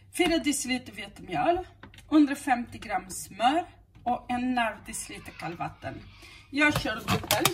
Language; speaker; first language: Swedish; native; Swedish